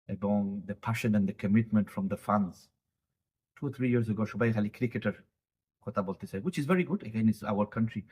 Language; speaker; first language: Bangla; early bilingual, heritage; Bangla